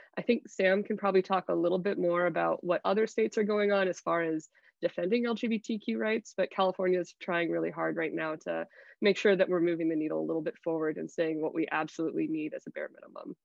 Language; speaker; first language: English; native; English